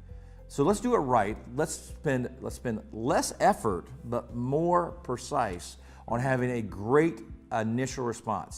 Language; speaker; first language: English; native; English